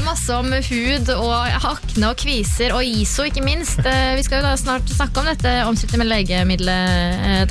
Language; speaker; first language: Norwegian; native; Norwegian